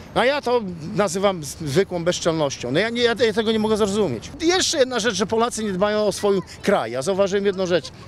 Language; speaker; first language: Polish; native; Polish